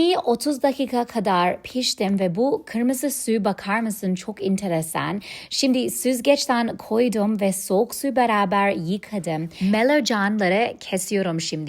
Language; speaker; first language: Turkish; non-native, learner; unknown